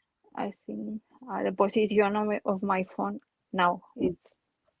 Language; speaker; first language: English; non-native, learner; Spanish